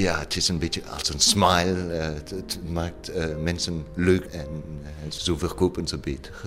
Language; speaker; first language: Dutch; non-native, learner; French